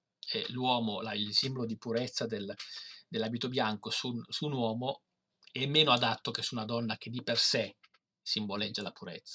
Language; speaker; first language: Italian; native; Italian